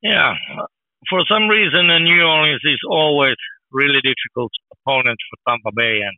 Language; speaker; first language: English; non-native, fluent; Finnish